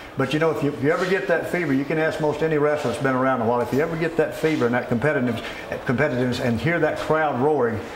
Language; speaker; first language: English; native; English